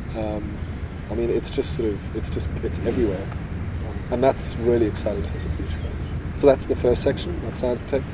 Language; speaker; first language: English; native; English